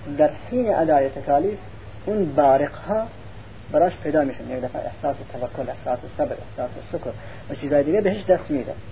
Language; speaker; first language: Persian; non-native, local second language; Central Kurdish